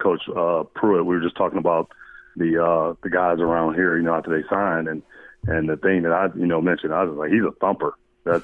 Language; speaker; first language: English; native; English